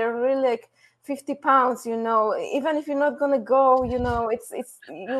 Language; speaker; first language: English; non-native, fluent; Polish